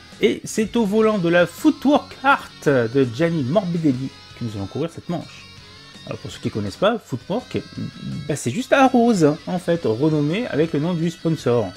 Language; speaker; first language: French; native; French